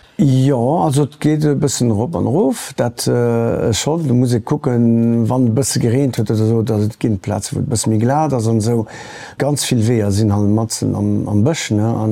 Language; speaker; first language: Luxembourgish; early bilingual, other home language; Portuguese